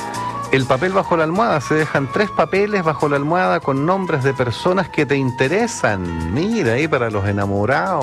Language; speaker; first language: Spanish; native; Spanish